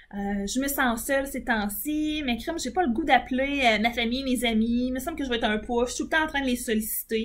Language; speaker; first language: French; native; French